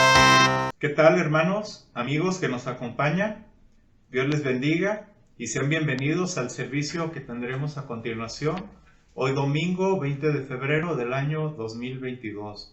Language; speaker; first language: Spanish; native; Spanish